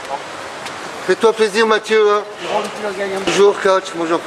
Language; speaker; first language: French; native; French